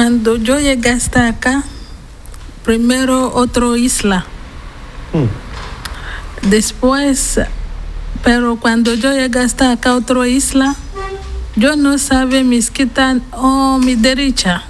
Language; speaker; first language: Spanish; non-native, learner; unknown